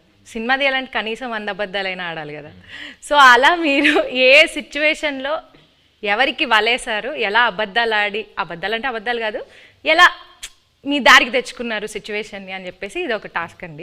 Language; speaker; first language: Telugu; native; Telugu